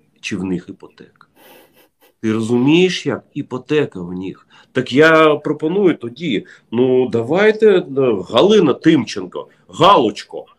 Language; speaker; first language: Ukrainian; non-native, local second language; Russian